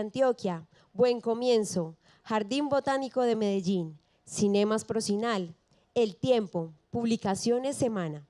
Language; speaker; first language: Spanish; native; Spanish